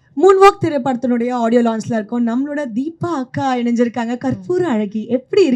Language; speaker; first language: Tamil; native; Tamil